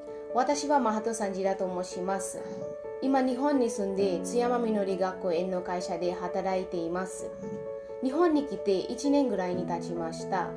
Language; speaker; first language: Japanese; non-native, learner; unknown